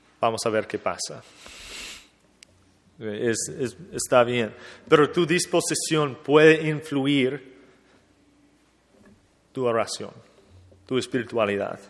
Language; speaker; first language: Spanish; non-native, fluent; English